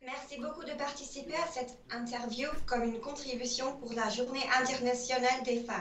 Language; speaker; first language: French; non-native, learner; English